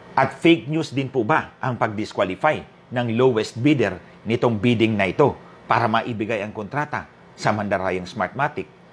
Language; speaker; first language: Filipino; non-native, local second language; Waray